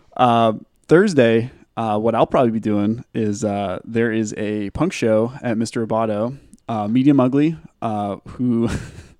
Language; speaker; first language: English; native; English